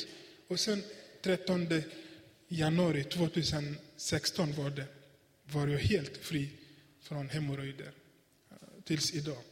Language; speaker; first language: Swedish; non-native, fluent; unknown